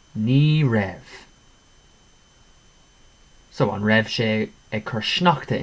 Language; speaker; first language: Irish; non-native, local second language; English